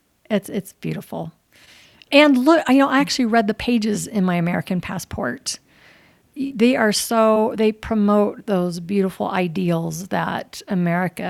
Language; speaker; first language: English; native; English